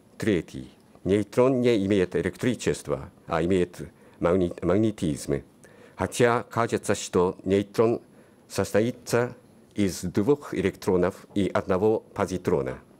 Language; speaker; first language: Russian; non-native, learner; Japanese